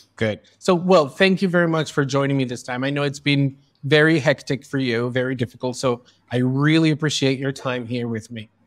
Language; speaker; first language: English; early bilingual, other home language; Spanish